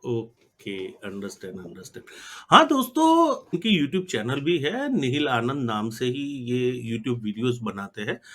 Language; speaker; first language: Hindi; non-native, local second language; Gujarati